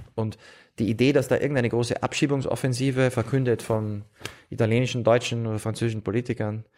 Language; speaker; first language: German; native; German